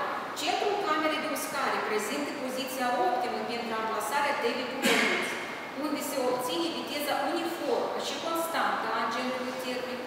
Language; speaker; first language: Romanian; native; Romanian